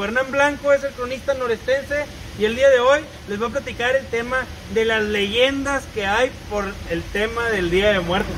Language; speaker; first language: Spanish; native; Spanish